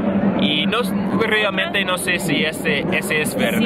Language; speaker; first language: Spanish; non-native, learner; English